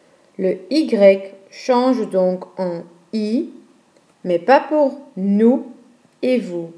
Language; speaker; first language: French; non-native, fluent; Dutch